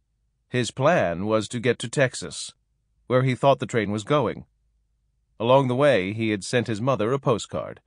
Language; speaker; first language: English; native; English